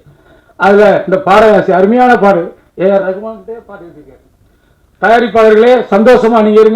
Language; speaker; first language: Tamil; native; Tamil